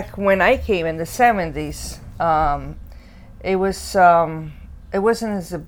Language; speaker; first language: English; early bilingual, other home language; Italian